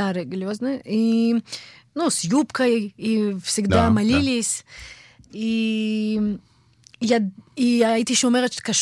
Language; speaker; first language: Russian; early bilingual, heritage; Hebrew